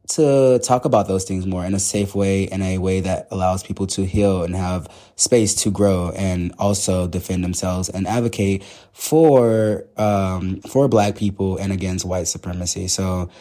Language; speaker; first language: English; native; English